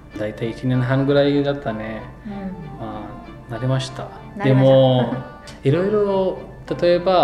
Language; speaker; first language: Japanese; non-native, fluent; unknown